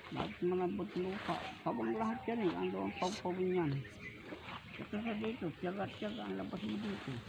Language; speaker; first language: Filipino; native; Filipino